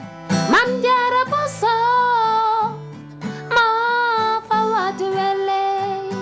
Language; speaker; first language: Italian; non-native, fluent; Wolof